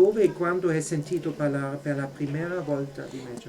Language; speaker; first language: Italian; non-native, fluent; German